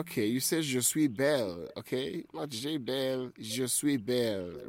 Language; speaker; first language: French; non-native, fluent; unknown